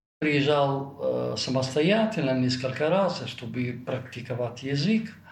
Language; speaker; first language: Russian; non-native, fluent; Italian